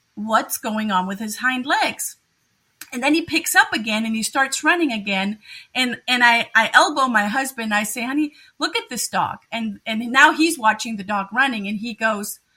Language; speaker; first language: English; non-native, fluent; German